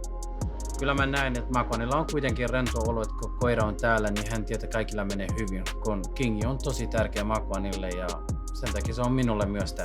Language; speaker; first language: Finnish; non-native, fluent; Kurdish